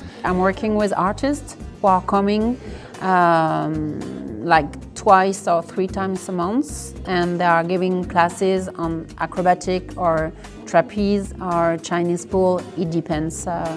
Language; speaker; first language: English; non-native, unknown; French